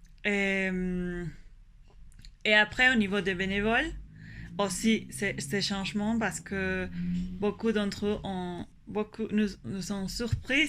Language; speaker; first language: French; non-native, fluent; Spanish